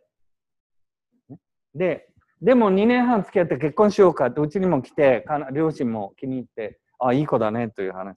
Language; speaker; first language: Japanese; native; Japanese